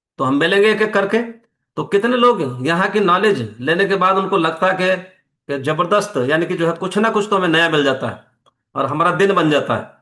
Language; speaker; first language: Hindi; native; Hindi